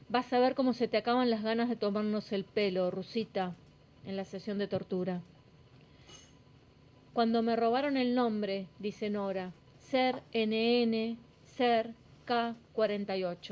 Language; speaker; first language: Spanish; native; Spanish